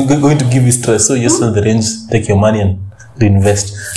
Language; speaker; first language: English; non-native, local second language; Luo (Kenya and Tanzania)